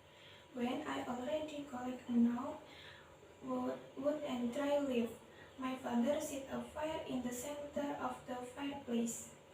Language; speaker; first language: English; non-native, learner; Indonesian